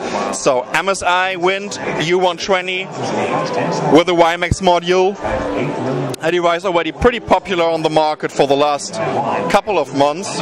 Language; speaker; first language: English; non-native, fluent; German